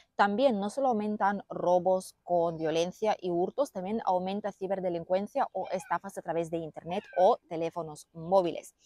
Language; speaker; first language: Spanish; non-native, fluent; Lithuanian